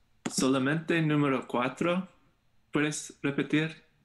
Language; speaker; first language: Spanish; non-native, learner; English